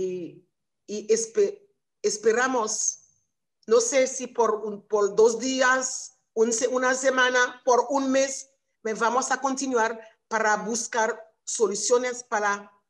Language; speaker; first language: Spanish; non-native, learner; Haitian Creole